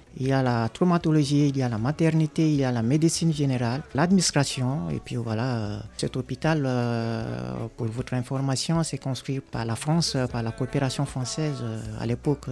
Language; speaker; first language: French; non-native, local second language; Sango